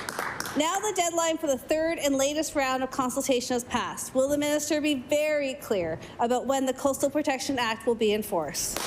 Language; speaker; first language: English; native; English